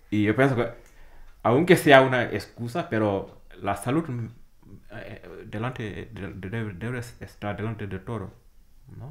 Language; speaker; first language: Spanish; non-native, fluent; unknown